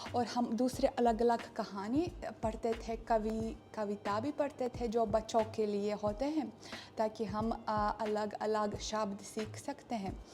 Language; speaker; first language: Hindi; non-native, fluent; Russian